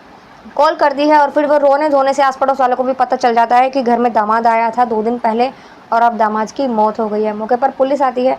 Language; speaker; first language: Hindi; native; Hindi